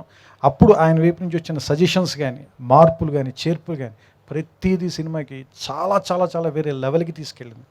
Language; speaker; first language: Telugu; native; Telugu